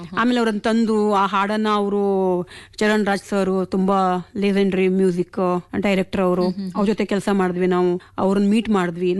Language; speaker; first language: Kannada; non-native, local second language; Konkani